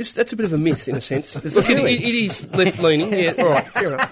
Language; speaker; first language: English; native; English